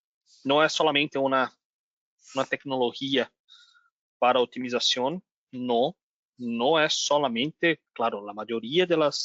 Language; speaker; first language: Spanish; non-native, learner; Portuguese